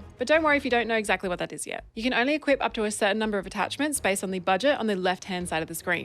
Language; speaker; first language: English; native; English